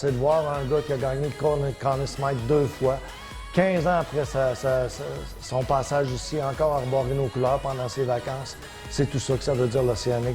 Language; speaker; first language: French; native; French